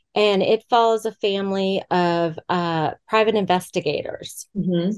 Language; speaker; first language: English; native; English